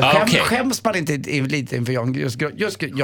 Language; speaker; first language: Swedish; native; Swedish